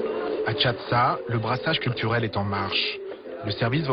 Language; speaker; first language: French; native; French